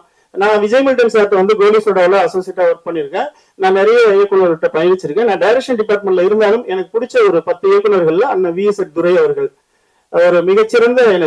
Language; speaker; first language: Tamil; native; Tamil